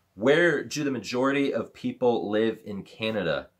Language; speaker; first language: English; native; English